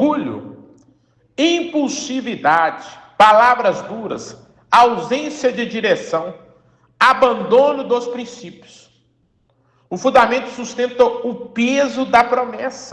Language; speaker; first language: Portuguese; native; Portuguese